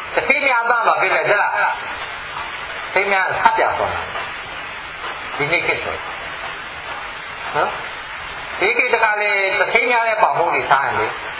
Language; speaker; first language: Burmese; non-native, local second language; Hakha Chin